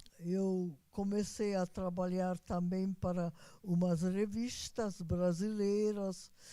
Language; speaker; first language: Portuguese; non-native, fluent; Hungarian